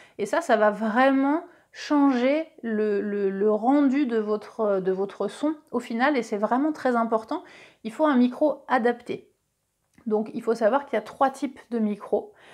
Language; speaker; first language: French; native; French